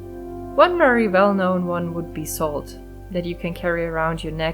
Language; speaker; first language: English; non-native, fluent; German